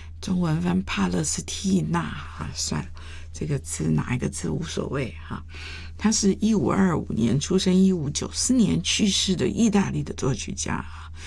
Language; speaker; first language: Chinese; native; Chinese